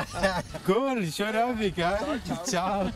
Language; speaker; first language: German; non-native, learner; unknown